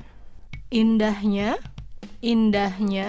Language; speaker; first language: Indonesian; non-native, learner; Arabic